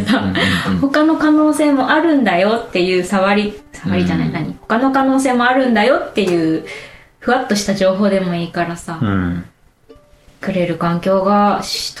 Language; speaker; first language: Japanese; native; Japanese